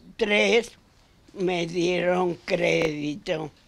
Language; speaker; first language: Spanish; native; Spanish